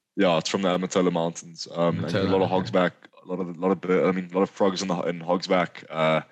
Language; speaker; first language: English; native; English